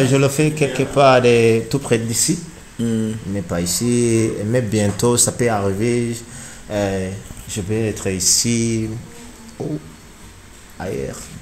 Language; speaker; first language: French; non-native, learner; Rundi